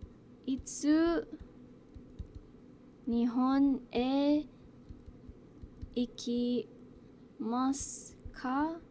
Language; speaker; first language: Japanese; non-native, fluent; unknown